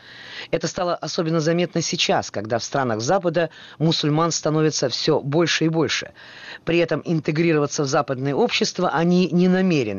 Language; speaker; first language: Russian; native; Russian